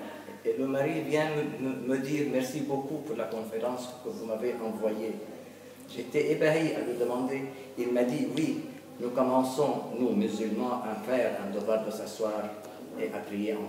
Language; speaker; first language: French; non-native, local second language; Arabic